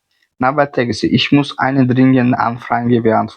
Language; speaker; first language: German; non-native, fluent; Uzbek